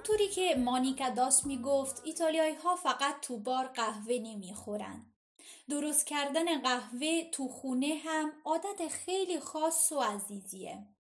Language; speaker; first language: Persian; non-native, fluent; Italian